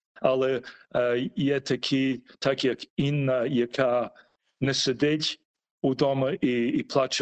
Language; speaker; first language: Ukrainian; early bilingual, heritage; Ukrainian